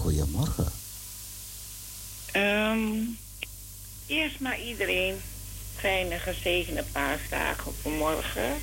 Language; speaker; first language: Dutch; non-native, fluent; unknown